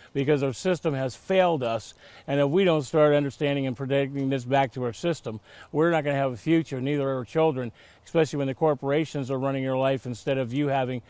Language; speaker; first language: English; native; English